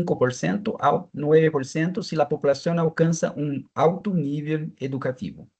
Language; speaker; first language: Spanish; non-native, fluent; Portuguese